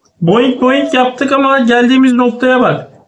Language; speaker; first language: Turkish; native; Turkish